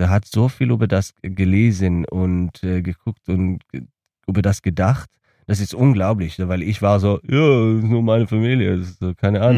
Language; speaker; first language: German; non-native, learner; Hebrew